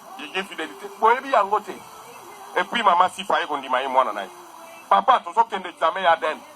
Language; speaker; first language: Lingala; non-native, local second language; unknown